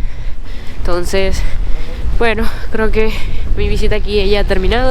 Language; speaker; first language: Spanish; native; Spanish